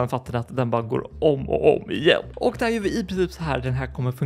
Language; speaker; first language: Swedish; native; Swedish